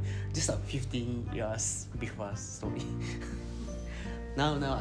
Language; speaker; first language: English; non-native, learner; Japanese